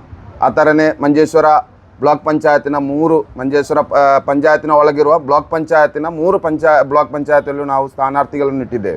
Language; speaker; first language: Kannada; non-native, local second language; Malayalam